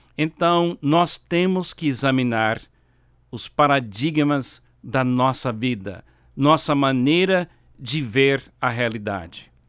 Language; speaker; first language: Portuguese; non-native, fluent; English